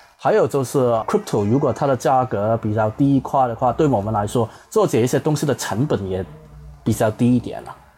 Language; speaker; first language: Chinese; non-native, fluent; Cantonese